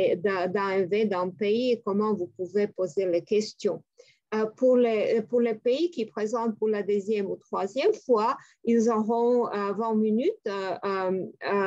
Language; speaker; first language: French; non-native, fluent; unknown